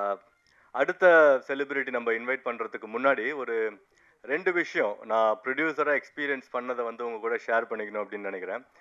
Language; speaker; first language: Tamil; native; Tamil